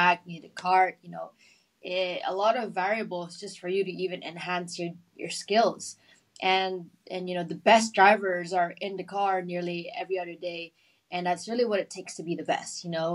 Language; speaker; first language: English; non-native, local second language; Filipino